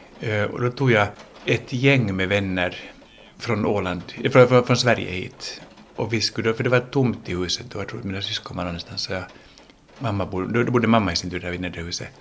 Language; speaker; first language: Swedish; early bilingual, other home language; English